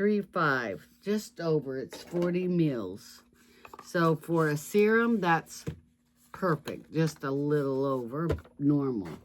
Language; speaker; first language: English; native; English